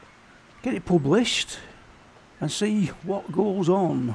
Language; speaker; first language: English; native; English